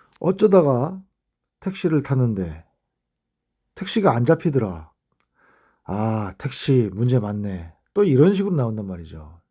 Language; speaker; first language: Korean; native; Korean